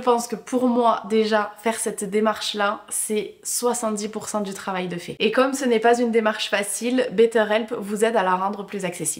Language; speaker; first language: French; native; French